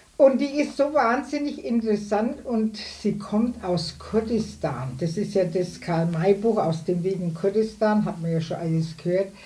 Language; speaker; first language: German; native; German